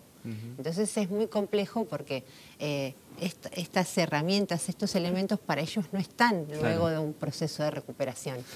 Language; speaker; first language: Spanish; native; Spanish